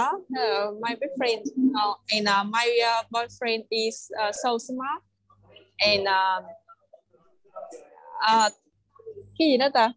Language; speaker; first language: English; non-native, learner; Vietnamese